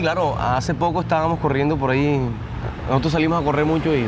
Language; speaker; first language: Spanish; native; Spanish